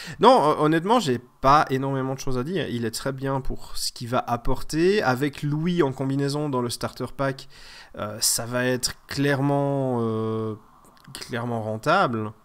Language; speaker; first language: French; native; French